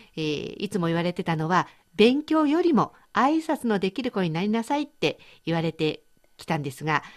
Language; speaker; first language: Japanese; native; Japanese